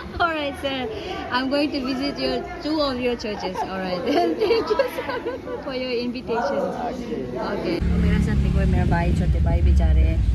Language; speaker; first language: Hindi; non-native, local second language; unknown